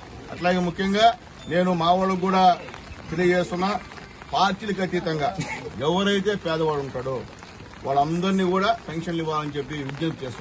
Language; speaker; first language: Telugu; native; Telugu